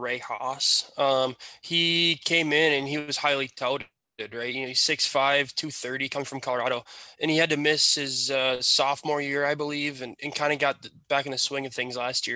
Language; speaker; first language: English; native; English